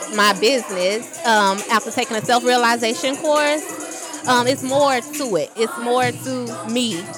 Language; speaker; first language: English; native; English